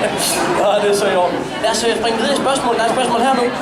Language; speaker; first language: Danish; native; Danish